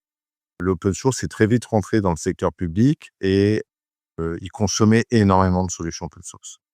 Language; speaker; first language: French; native; French